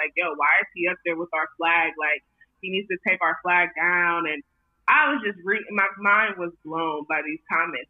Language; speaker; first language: English; native; English